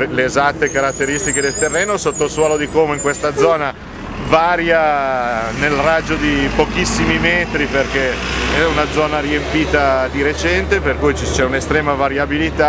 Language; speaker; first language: Italian; native; Italian